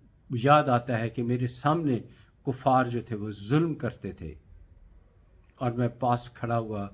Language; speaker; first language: Urdu; native; Urdu